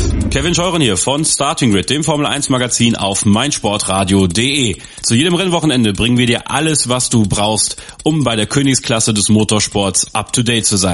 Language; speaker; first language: German; native; German